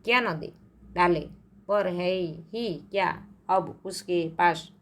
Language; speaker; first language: Hindi; non-native, local second language; Gujarati